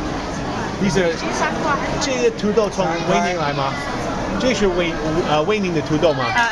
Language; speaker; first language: Chinese; non-native, learner; English